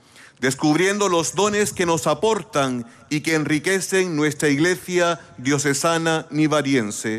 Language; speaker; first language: Spanish; native; Spanish